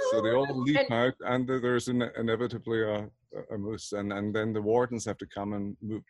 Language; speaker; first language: English; native; English